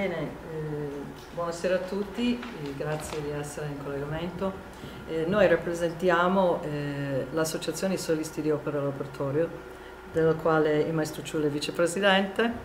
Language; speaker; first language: Italian; non-native, fluent; English